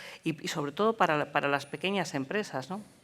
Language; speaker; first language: Spanish; native; Spanish